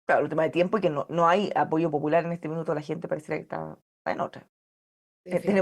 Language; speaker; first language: Spanish; native; Spanish